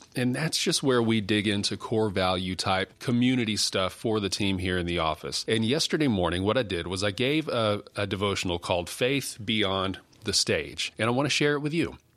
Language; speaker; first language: English; native; English